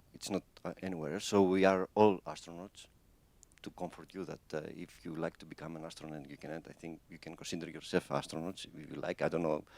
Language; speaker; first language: English; non-native, fluent; Greek